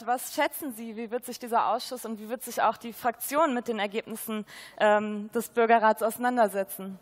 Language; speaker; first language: German; native; German